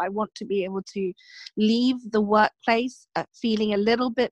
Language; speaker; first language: English; native; English